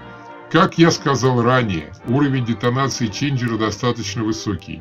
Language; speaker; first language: Russian; native; Russian